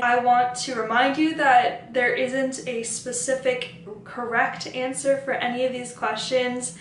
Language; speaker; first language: English; native; English